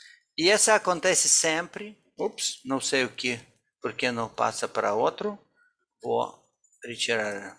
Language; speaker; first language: Portuguese; non-native, fluent; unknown